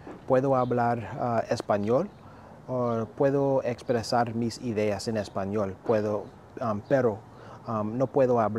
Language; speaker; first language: Spanish; non-native, learner; English